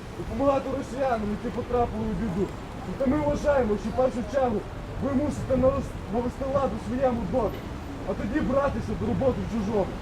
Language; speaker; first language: Ukrainian; native; Ukrainian